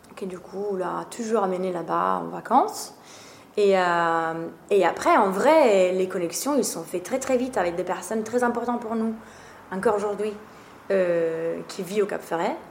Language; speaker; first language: French; non-native, fluent; Italian